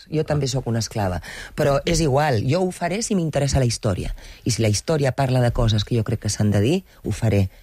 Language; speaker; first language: Catalan; non-native, local second language; Spanish